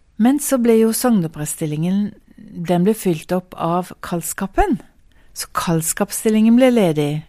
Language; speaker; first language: Norwegian; early bilingual, heritage; Norwegian